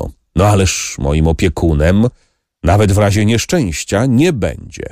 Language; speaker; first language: Polish; native; Polish